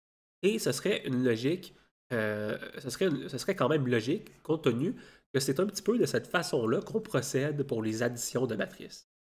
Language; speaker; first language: French; native; French